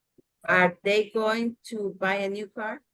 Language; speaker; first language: English; non-native, learner; Spanish